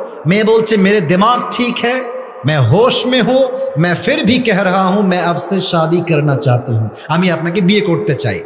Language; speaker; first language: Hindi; non-native, fluent; Bangla